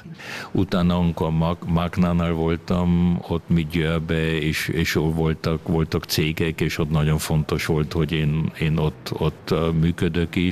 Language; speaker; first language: Hungarian; early bilingual, heritage; Hungarian